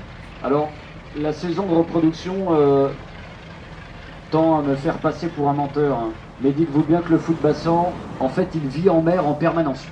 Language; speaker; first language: French; native; French